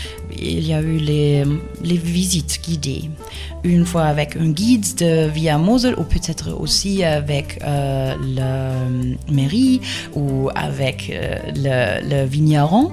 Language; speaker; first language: French; non-native, fluent; German